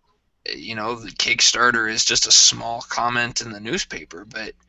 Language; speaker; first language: English; native; English